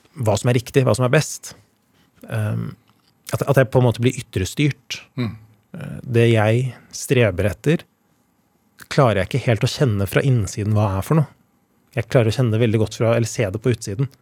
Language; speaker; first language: Norwegian; native; Norwegian